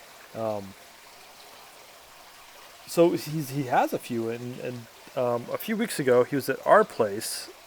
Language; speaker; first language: English; native; English